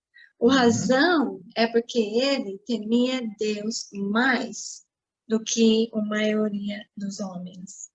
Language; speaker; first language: Portuguese; non-native, fluent; English